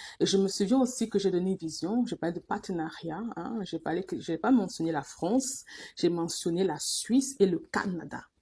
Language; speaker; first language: French; non-native, local second language; Duala